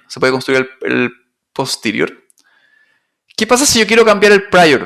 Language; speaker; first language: Spanish; native; Spanish